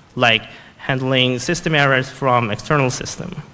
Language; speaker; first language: English; non-native, fluent; Korean